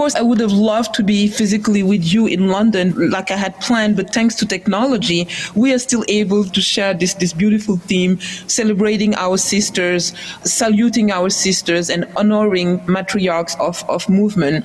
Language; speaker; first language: English; non-native, fluent; Wolof